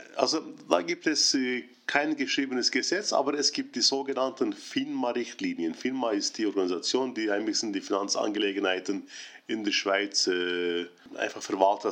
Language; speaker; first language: German; non-native, fluent; Turkish